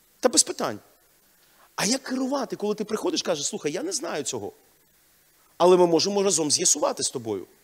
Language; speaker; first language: Ukrainian; non-native, local second language; Russian